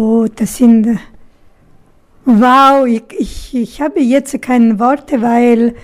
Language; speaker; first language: German; non-native, learner; Italian